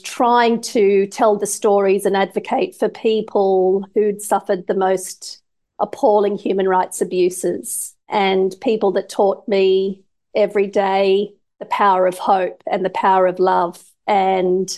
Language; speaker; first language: English; native; English